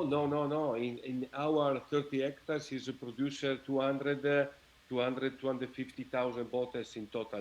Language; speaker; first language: English; non-native, learner; Italian